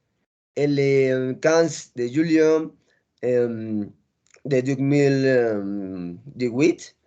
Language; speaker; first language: French; non-native, learner; Spanish